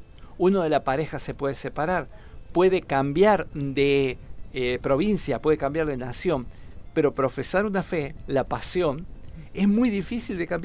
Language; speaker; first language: Spanish; native; Spanish